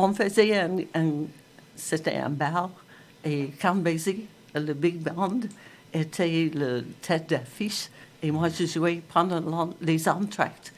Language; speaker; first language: French; non-native, fluent; English